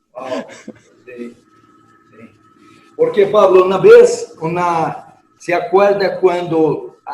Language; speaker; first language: Spanish; non-native, fluent; Portuguese